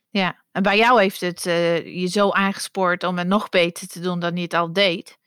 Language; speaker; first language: Dutch; non-native, fluent; English